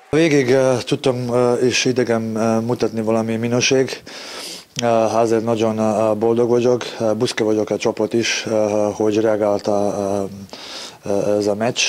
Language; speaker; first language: Hungarian; non-native, learner; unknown